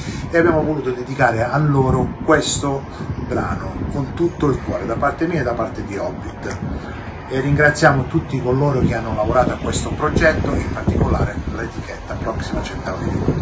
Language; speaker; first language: Italian; native; Italian